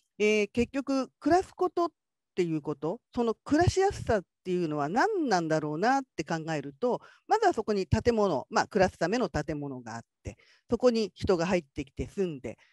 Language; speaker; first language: Japanese; native; Japanese